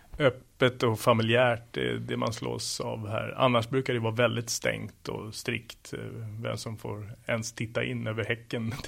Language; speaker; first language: Swedish; native; Swedish